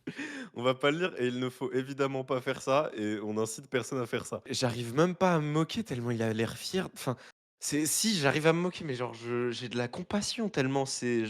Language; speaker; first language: French; native; French